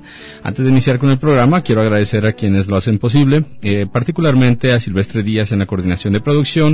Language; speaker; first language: Spanish; native; Spanish